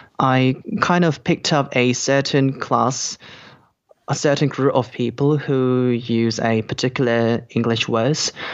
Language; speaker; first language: English; non-native, fluent; Korean